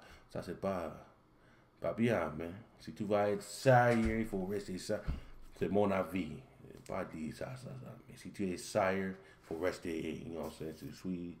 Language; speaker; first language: French; non-native, learner; English